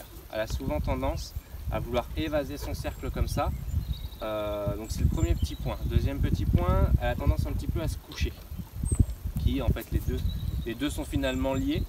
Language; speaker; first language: French; native; French